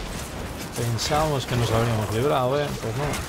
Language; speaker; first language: Spanish; native; Spanish